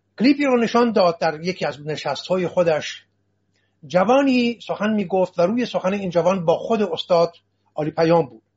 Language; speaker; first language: Persian; non-native, local second language; Assyrian Neo-Aramaic